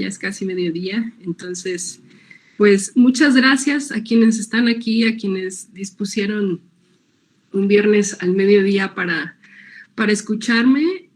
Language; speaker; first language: Spanish; native; Spanish